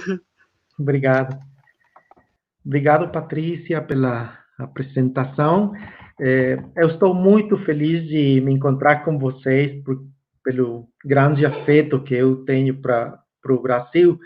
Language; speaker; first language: Portuguese; non-native, fluent; Spanish